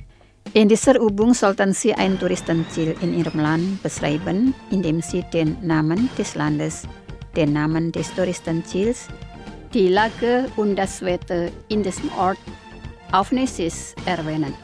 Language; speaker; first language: German; non-native, fluent; Indonesian